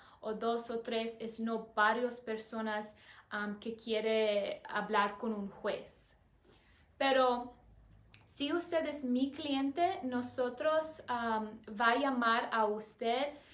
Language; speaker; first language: Spanish; non-native, learner; English